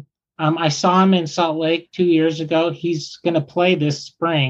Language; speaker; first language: English; native; English